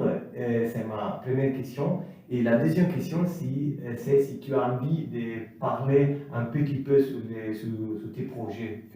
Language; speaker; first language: French; non-native, fluent; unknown